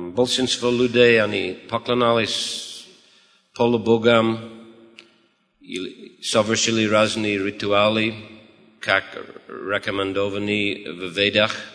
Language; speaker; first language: Russian; non-native, fluent; English